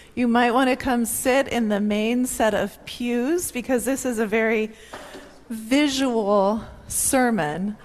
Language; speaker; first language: English; native; English